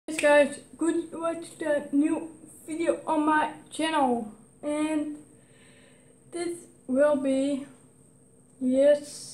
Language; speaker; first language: English; non-native, learner; Dutch